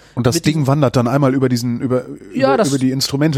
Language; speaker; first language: German; native; German